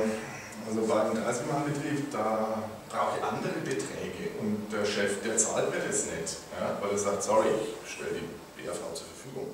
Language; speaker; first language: German; native; German